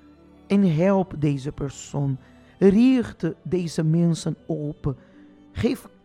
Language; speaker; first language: Dutch; non-native, fluent; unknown